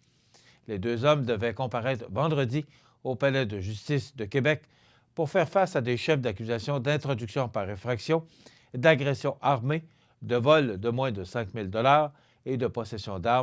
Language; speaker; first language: French; native; French